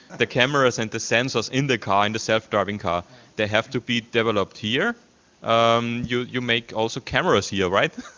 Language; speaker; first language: English; non-native, fluent; German